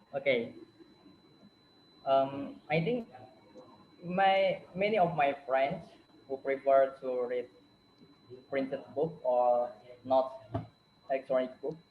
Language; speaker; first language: English; non-native, learner; Indonesian